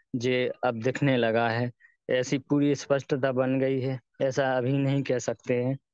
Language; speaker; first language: Hindi; native; Hindi